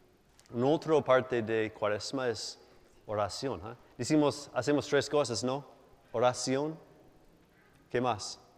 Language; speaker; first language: Spanish; non-native, fluent; English